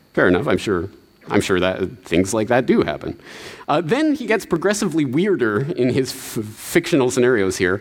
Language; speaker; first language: English; native; English